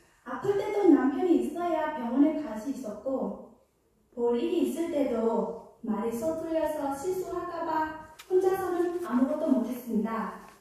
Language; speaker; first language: Korean; non-native, fluent; Khmer